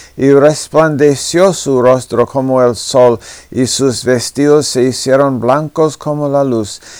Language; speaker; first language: Spanish; non-native, fluent; English